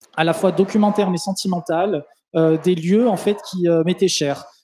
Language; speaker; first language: French; native; French